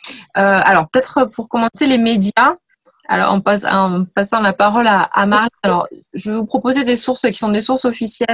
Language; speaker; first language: French; native; French